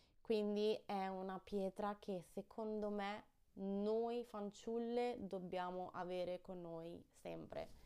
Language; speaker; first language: Italian; early bilingual, heritage; Italian